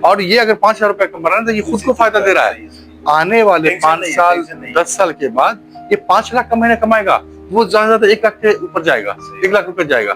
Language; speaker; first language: Hindi; native; Hindi